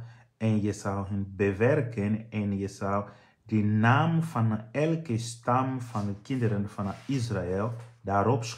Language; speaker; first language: Dutch; non-native, fluent; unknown